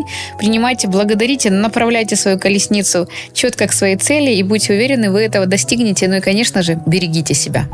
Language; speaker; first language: Russian; native; Russian